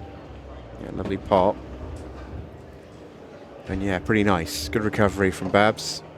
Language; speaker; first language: English; native; English